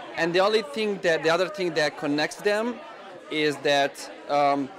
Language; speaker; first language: English; non-native, fluent; Italian